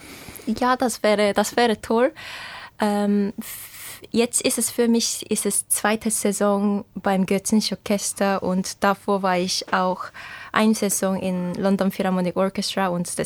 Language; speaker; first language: German; non-native, fluent; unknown